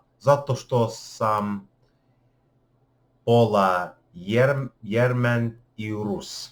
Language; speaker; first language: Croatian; non-native, learner; English